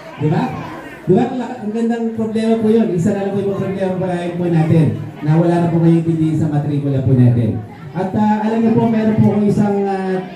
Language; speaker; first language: Filipino; native; Filipino